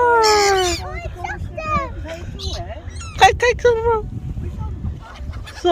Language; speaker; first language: Dutch; non-native, fluent; Cebuano